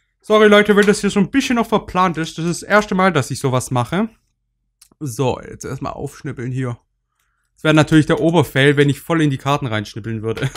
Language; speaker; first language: German; native; German